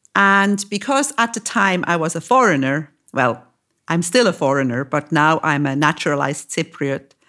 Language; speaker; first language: English; non-native, fluent; German